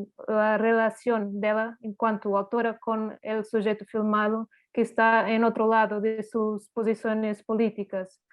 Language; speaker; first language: Spanish; non-native, learner; Portuguese